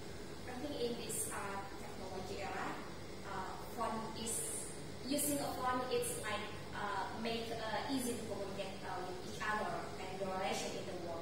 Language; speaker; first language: English; non-native, learner; Indonesian